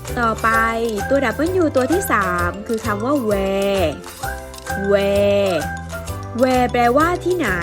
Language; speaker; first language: Thai; native; Thai